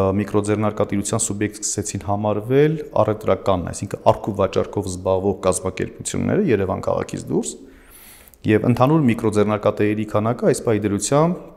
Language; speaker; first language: Armenian; native; Armenian